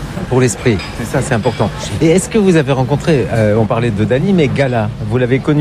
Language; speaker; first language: French; native; French